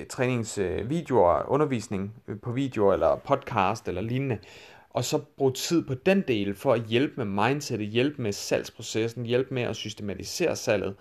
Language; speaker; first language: Danish; native; Danish